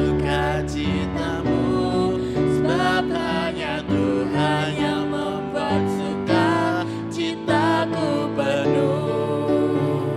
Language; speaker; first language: Indonesian; native; Indonesian